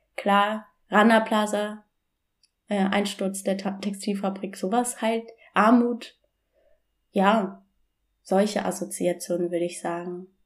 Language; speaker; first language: German; early bilingual, other home language; Bangla